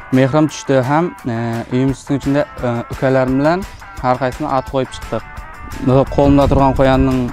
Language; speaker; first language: Uzbek; non-native, local second language; Kara-Kalpak